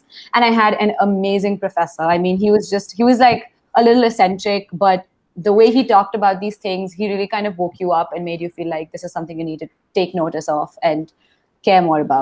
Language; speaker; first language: English; non-native, local second language; Hindi